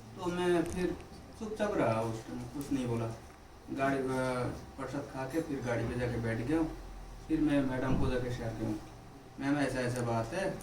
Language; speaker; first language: Hindi; non-native, local second language; Bangla